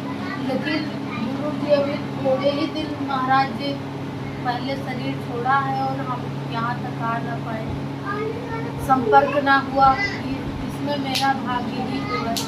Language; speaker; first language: Hindi; native; Hindi